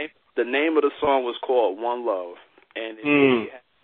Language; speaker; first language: English; native; English